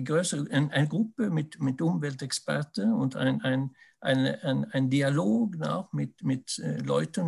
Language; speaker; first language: German; non-native, fluent; Swedish